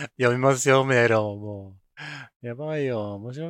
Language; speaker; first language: Japanese; native; Japanese